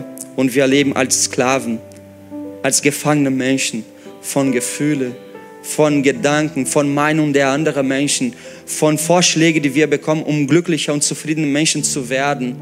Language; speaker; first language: German; non-native, fluent; Portuguese